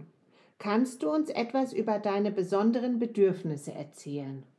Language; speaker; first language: German; non-native, fluent; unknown